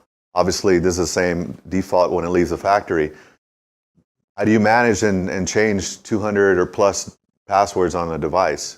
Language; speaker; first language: English; native; English